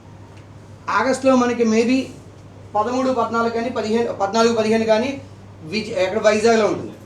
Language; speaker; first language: Telugu; native; Telugu